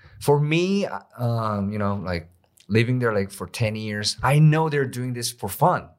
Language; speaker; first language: English; non-native, learner; Korean